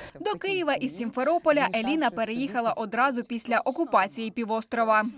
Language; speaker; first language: Ukrainian; native; Ukrainian